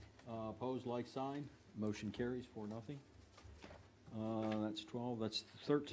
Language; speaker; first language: English; native; English